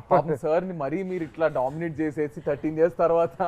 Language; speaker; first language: Telugu; native; Telugu